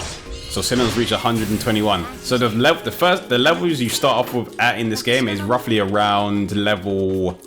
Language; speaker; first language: English; native; English